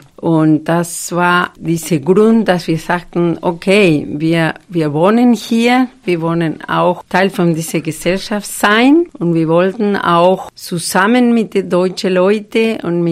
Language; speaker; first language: German; non-native, fluent; Spanish